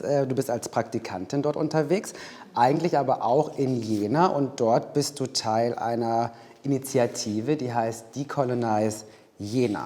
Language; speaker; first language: German; native; German